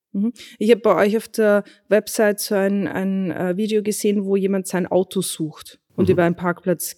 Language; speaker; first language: German; native; German